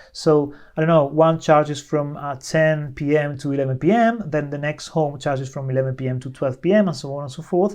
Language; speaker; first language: English; non-native, fluent; Spanish